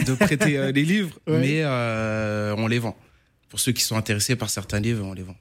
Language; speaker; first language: French; native; French